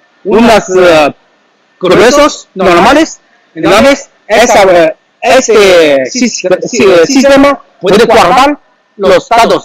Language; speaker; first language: Spanish; non-native, learner; Chinese